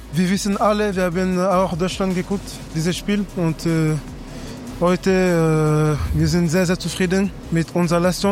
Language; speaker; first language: German; non-native, fluent; French